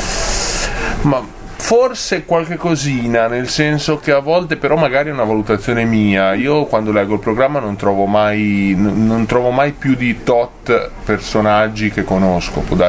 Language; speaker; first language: Italian; native; Italian